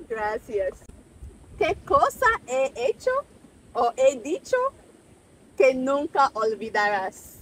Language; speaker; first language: Spanish; non-native, fluent; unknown